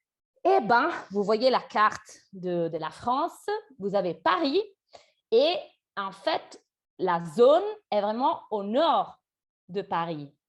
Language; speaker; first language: French; non-native, fluent; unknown